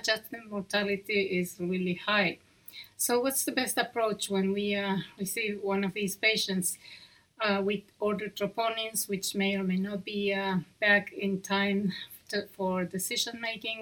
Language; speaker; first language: English; non-native, fluent; Spanish